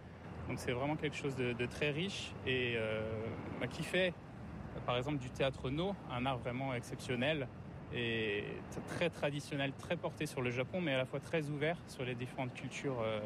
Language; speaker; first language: French; native; French